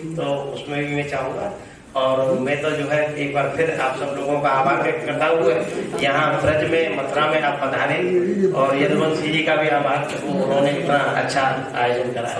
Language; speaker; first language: Hindi; native; Hindi